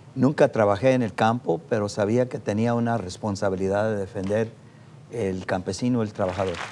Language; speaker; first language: Spanish; non-native, fluent; English